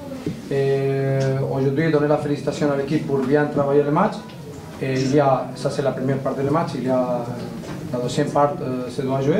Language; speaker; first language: French; non-native, learner; Spanish